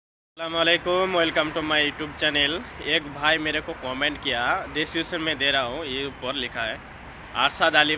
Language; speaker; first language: Hindi; non-native, local second language; Bangla